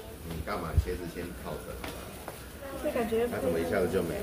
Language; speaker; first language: Chinese; native; Chinese